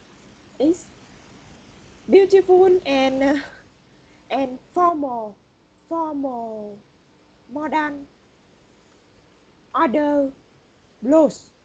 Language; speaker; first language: English; non-native, learner; Vietnamese